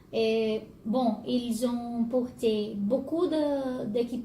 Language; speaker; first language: French; non-native, learner; Portuguese